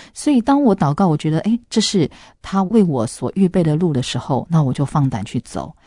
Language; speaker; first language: Chinese; non-native, local second language; Hakka Chinese